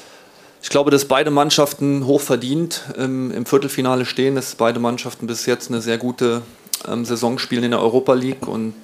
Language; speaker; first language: German; native; German